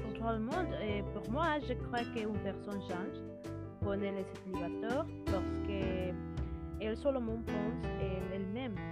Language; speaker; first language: French; non-native, learner; Spanish